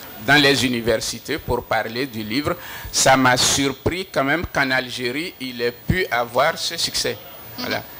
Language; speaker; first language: French; non-native, local second language; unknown